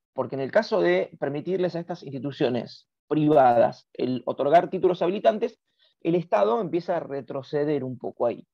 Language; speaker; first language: Spanish; native; Spanish